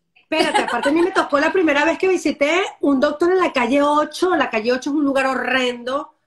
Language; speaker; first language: Spanish; native; Spanish